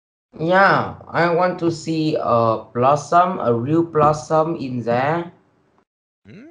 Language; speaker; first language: English; non-native, learner; Vietnamese